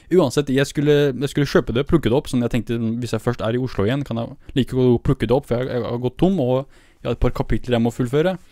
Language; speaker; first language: Norwegian; early bilingual, other home language; Kurdish